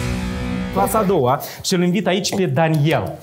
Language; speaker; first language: Romanian; native; Romanian